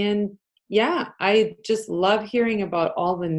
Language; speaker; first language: English; early bilingual, other home language; Polish